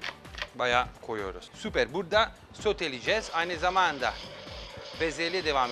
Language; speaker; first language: Turkish; non-native, fluent; Italian